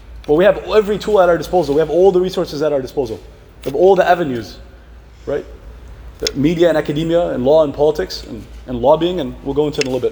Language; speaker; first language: English; native; English